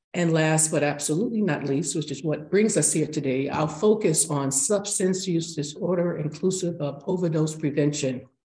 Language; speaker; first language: English; native; English